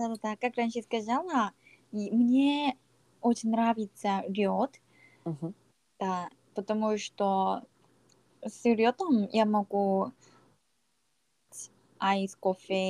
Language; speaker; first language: Russian; non-native, learner; Korean